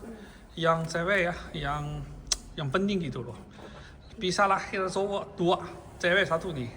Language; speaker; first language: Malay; non-native, fluent; Chinese